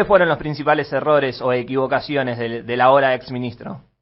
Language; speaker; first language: Spanish; native; Spanish